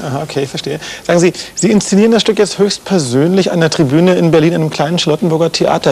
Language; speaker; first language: German; native; German